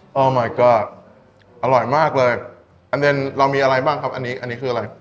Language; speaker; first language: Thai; native; Thai